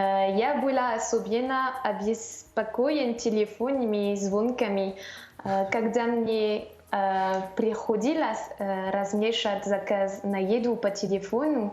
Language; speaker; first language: Russian; non-native, learner; French